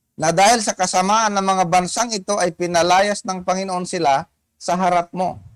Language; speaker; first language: Filipino; native; Filipino